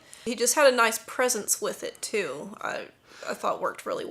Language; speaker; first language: English; native; English